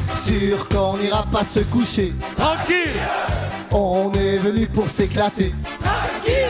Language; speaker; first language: French; native; French